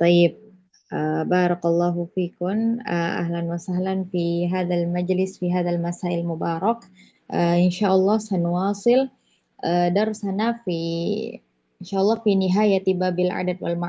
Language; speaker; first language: Arabic; non-native, fluent; Indonesian